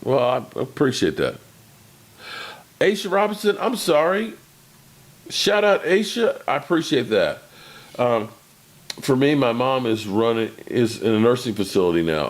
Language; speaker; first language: English; native; English